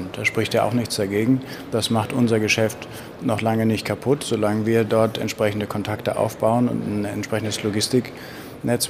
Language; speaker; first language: German; native; German